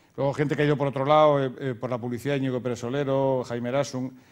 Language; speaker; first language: Spanish; native; Spanish